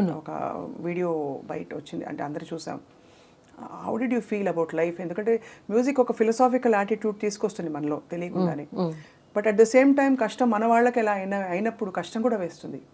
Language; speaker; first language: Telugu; native; Telugu